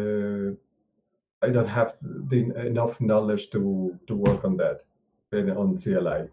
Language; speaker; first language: English; non-native, learner; Spanish